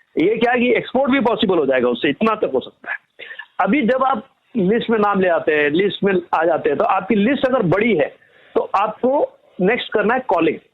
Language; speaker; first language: Hindi; native; Hindi